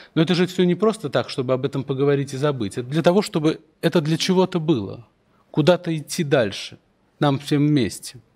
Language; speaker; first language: Russian; native; Russian